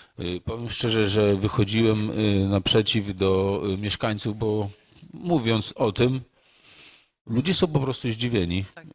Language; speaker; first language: Polish; native; Polish